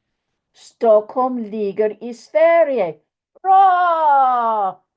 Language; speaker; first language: Swedish; non-native, fluent; English